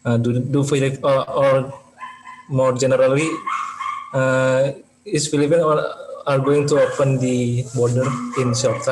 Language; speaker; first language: English; non-native, learner; Indonesian